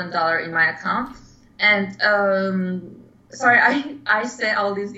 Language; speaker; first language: English; non-native, learner; Persian